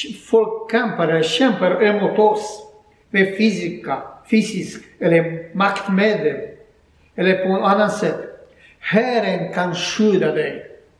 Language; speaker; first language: Swedish; non-native, learner; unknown